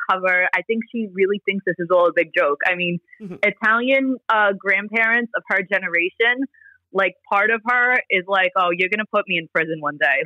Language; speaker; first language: English; early bilingual, other home language; Italian